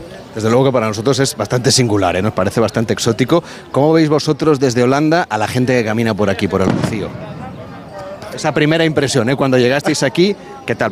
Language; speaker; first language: Spanish; native; Spanish